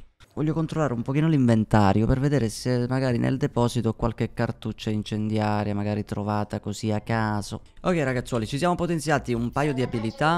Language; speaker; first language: Italian; native; Italian